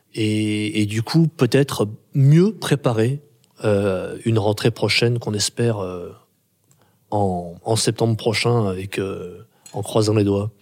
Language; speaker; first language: French; native; French